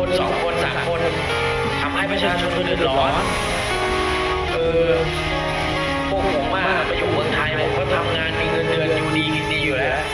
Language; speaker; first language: Thai; non-native, fluent; Khmer